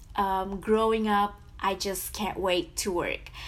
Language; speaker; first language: English; non-native, fluent; Indonesian